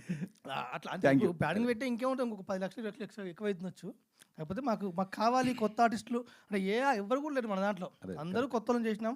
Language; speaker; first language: Telugu; native; Telugu